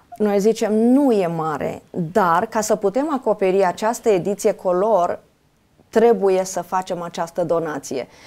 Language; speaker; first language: Romanian; native; Romanian